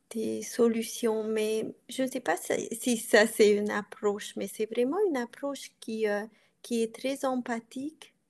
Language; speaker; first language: French; non-native, fluent; Romanian